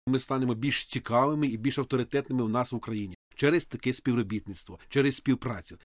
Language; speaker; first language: Ukrainian; native; Ukrainian